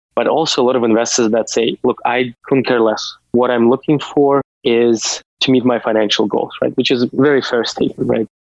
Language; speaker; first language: English; non-native, fluent; Russian